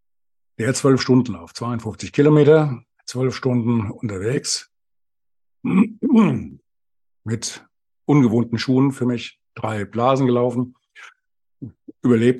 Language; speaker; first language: German; native; German